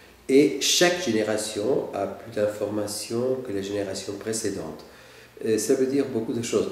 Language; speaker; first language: French; non-native, fluent; Spanish